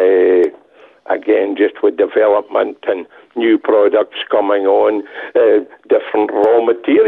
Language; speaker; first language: English; native; English